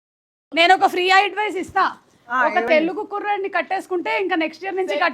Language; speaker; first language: Telugu; native; Telugu